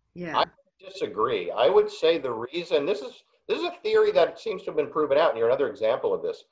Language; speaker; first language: English; native; English